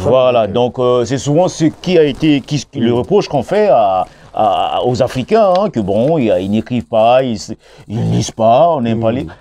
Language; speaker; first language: French; non-native, local second language; Kongo